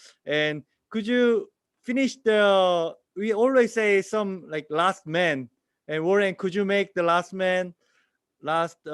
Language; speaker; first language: English; non-native, learner; Korean